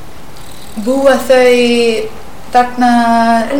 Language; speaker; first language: Icelandic; non-native, learner; English